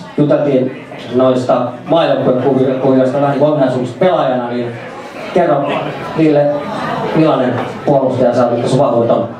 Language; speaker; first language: Finnish; native; Finnish